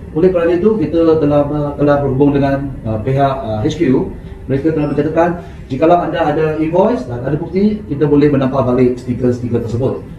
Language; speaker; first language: Malay; non-native, local second language; Chinese